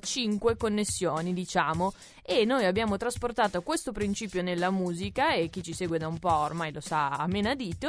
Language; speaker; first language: Italian; native; Italian